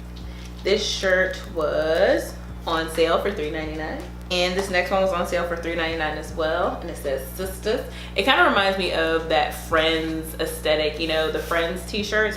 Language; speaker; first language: English; native; English